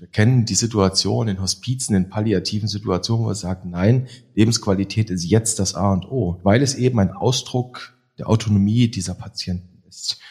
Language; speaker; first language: German; native; German